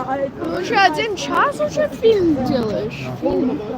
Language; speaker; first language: Russian; early bilingual, heritage; Russian